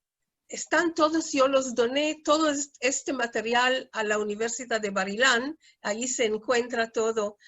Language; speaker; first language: Spanish; early bilingual, heritage; Spanish